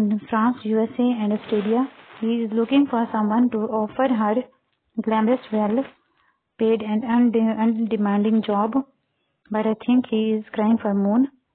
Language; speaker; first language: English; non-native, local second language; Urdu